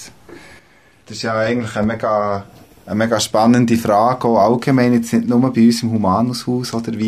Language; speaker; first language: German; native; German